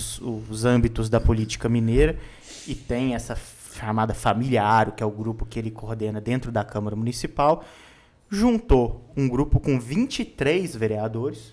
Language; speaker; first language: Portuguese; native; Portuguese